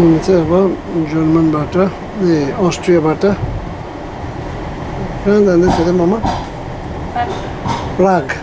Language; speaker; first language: German; non-native, learner; Nepali